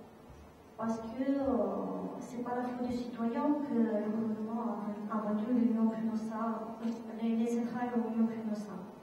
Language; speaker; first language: French; non-native, fluent; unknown